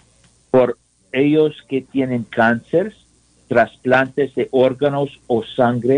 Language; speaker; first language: Spanish; non-native, learner; English